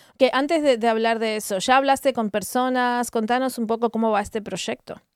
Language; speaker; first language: Spanish; native; Spanish